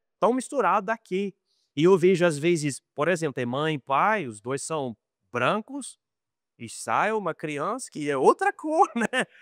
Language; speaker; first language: Portuguese; non-native, fluent; English